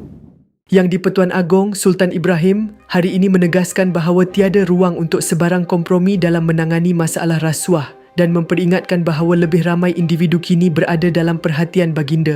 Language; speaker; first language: Malay; native; Malay